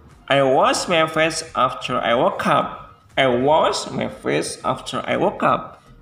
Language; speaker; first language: English; non-native, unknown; Indonesian